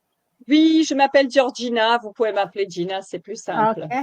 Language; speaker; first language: French; native; French